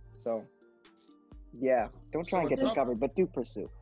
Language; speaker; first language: English; native; English